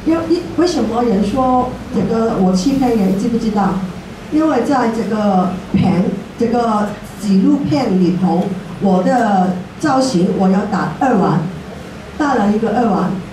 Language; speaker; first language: Chinese; non-native, local second language; Cantonese